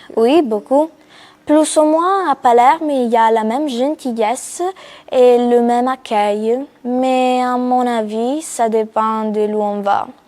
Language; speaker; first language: French; non-native, fluent; Italian